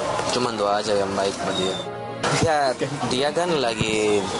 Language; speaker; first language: Indonesian; non-native, fluent; Spanish